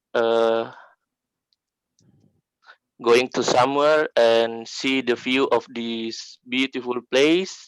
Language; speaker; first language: English; non-native, learner; Indonesian